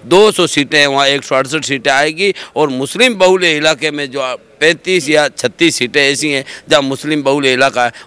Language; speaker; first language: Hindi; native; Hindi